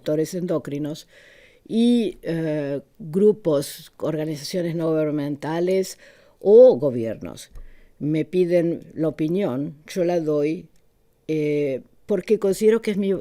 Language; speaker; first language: Spanish; native; Spanish